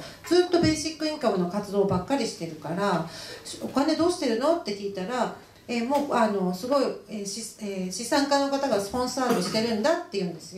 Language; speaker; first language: Japanese; native; Japanese